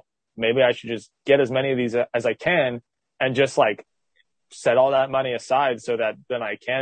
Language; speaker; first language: English; native; English